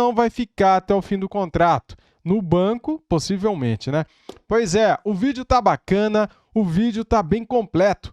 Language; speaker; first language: Portuguese; native; Portuguese